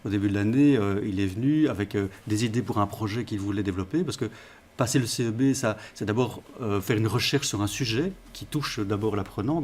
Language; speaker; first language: French; native; French